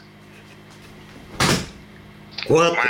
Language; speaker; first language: Spanish; native; Spanish